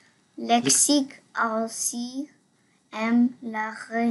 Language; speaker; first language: French; non-native, learner; English